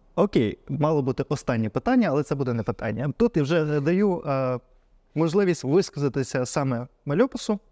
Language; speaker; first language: Ukrainian; non-native, local second language; Russian